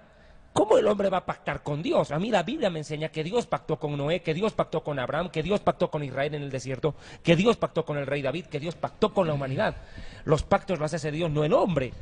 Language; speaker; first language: Spanish; native; Spanish